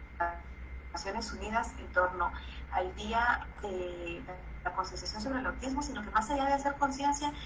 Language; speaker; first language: Spanish; native; Spanish